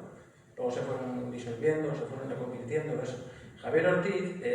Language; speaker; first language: Spanish; native; Spanish